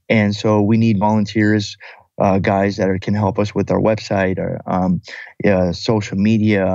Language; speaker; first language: English; early bilingual, other home language; Russian